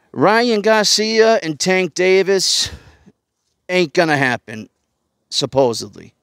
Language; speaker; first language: English; native; English